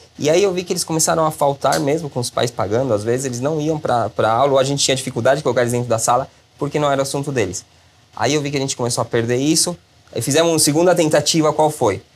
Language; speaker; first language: Portuguese; non-native, fluent; Spanish